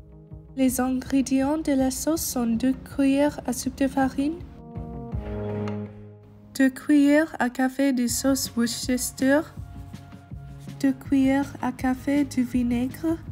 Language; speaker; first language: French; non-native, learner; English